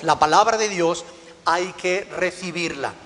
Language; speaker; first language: Spanish; native; Spanish